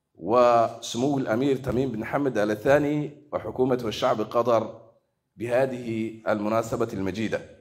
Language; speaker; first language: Arabic; non-native, local second language; Somali